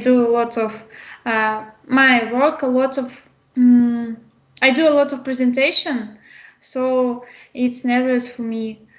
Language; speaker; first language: English; non-native, learner; Russian